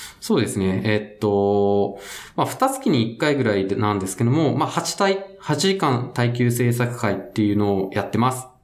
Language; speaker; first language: Japanese; native; Japanese